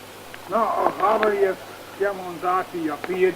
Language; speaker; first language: Italian; non-native, learner; Slovenian